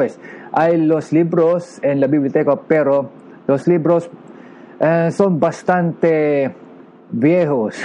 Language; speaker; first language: Spanish; non-native, learner; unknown